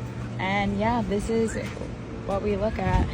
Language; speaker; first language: English; native; English